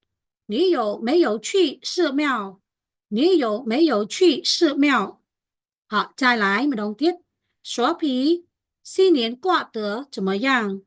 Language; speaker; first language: Chinese; non-native, fluent; Khmer